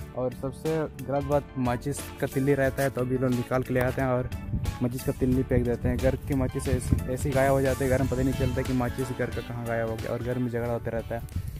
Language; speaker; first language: Hindi; non-native, local second language; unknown